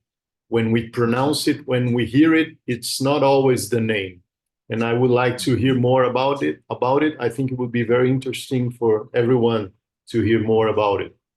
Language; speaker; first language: English; non-native, fluent; Portuguese